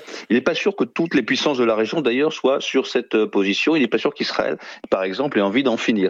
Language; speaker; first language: French; native; French